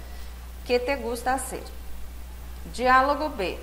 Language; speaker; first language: Spanish; non-native, fluent; Portuguese